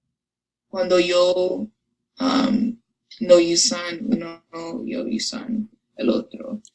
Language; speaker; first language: Spanish; non-native, learner; English